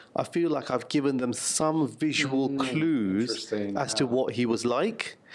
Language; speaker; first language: English; native; English